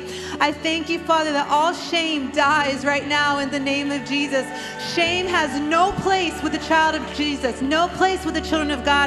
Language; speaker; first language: English; native; English